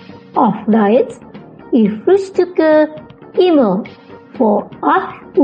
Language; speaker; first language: German; non-native, fluent; Indonesian